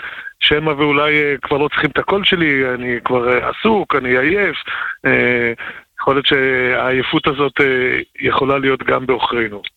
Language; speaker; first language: Hebrew; native; Hebrew